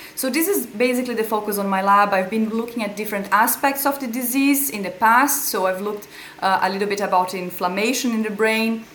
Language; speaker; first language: English; non-native, fluent; Portuguese